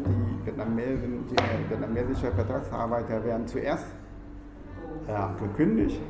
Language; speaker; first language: German; non-native, fluent; Vietnamese